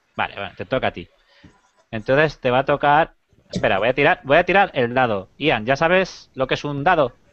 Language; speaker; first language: Spanish; native; Spanish